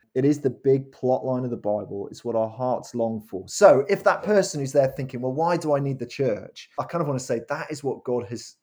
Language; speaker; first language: English; native; English